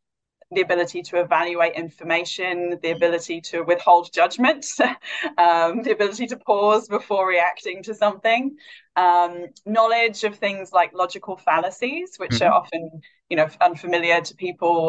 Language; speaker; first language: English; native; English